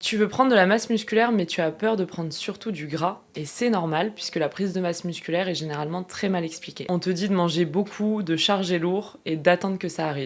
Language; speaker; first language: French; native; French